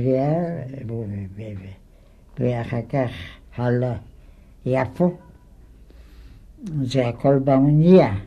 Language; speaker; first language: Hebrew; non-native, fluent; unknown